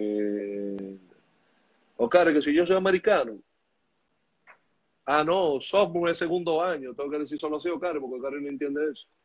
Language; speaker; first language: Spanish; native; Spanish